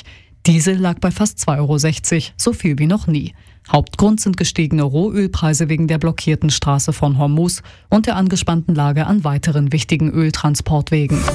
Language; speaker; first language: German; native; German